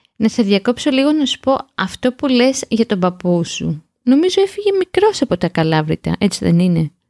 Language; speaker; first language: Greek; native; Greek